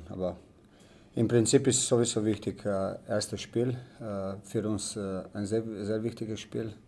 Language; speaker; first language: German; non-native, learner; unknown